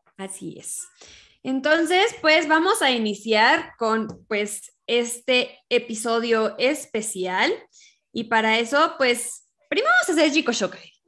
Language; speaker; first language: Spanish; native; Spanish